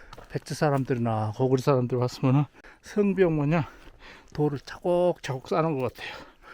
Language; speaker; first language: Korean; native; Korean